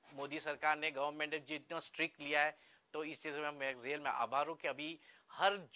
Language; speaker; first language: Hindi; non-native, local second language; Gujarati